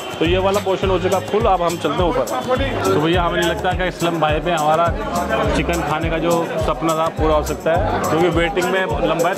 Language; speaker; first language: Hindi; native; Hindi